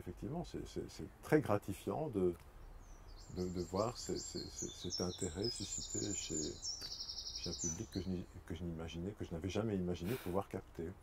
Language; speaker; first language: French; native; French